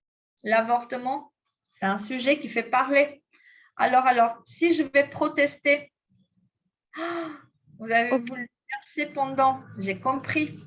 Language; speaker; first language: French; non-native, fluent; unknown